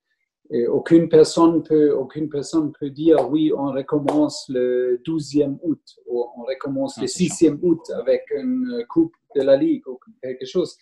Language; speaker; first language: French; non-native, learner; German